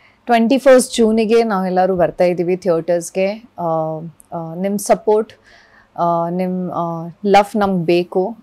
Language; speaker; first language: Kannada; early bilingual, other home language; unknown